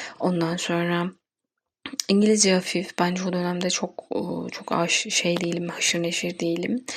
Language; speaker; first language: Turkish; non-native, local second language; Kurdish